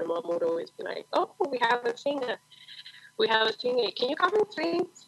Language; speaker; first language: English; non-native, local second language; Shona